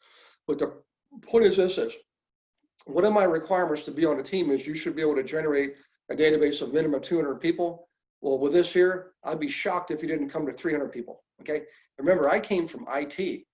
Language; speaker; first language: English; native; English